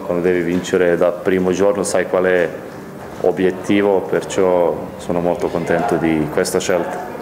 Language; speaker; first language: Italian; non-native, fluent; Serbian